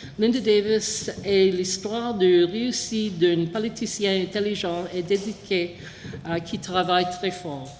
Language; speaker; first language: French; non-native, local second language; English